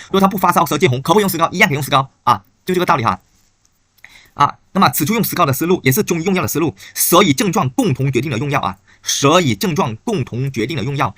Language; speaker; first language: Chinese; native; Chinese